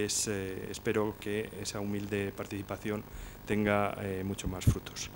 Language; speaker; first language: Spanish; native; Spanish